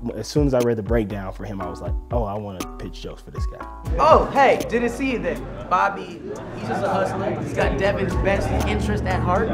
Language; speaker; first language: English; native; English